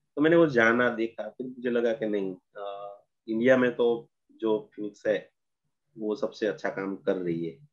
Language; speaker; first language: Hindi; non-native, local second language; Gujarati